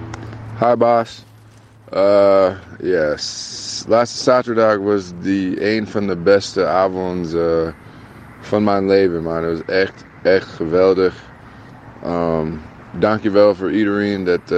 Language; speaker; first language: Dutch; non-native, learner; English